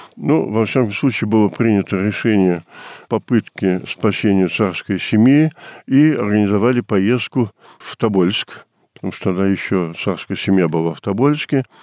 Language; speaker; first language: Russian; early bilingual, heritage; Russian